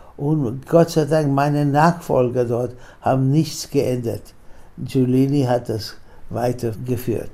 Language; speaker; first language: German; non-native, fluent; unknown